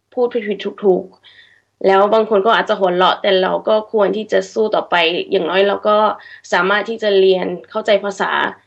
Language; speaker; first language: Thai; early bilingual, heritage; Thai